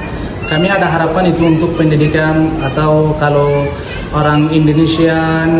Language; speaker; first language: Indonesian; non-native, learner; Rohingya